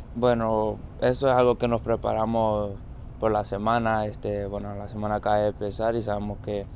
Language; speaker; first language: Spanish; early bilingual, heritage; Spanish